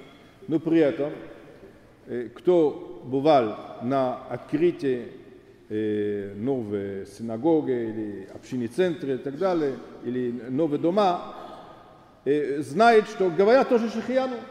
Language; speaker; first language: Russian; non-native, fluent; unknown